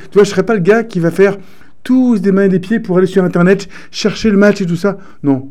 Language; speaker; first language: French; early bilingual, other home language; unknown